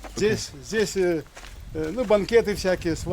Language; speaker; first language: Russian; native; Russian